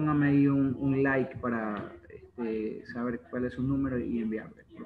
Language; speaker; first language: Spanish; native; Spanish